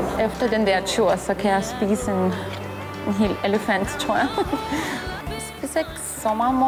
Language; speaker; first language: Danish; non-native, fluent; Russian